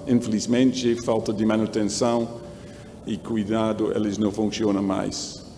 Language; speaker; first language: Portuguese; non-native, learner; English